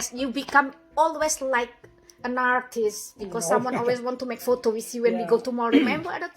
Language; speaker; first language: English; non-native, learner; Indonesian